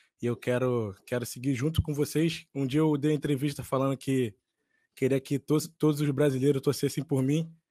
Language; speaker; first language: Portuguese; native; Portuguese